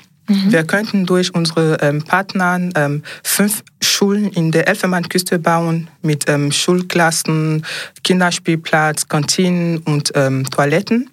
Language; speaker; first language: German; non-native, fluent; French